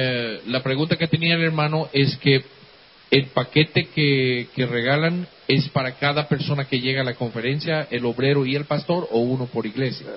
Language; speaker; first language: Spanish; native; Spanish